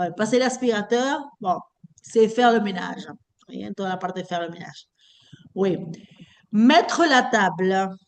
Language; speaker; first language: French; non-native, fluent; Spanish